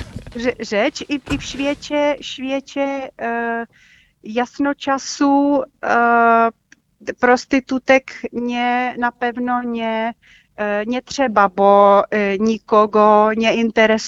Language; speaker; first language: Polish; non-native, fluent; Czech